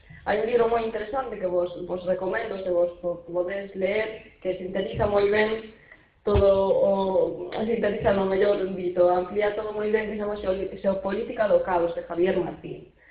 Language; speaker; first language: Galician; non-native, fluent; Arabic